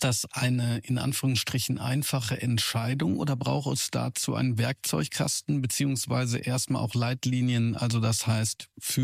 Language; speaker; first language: German; native; German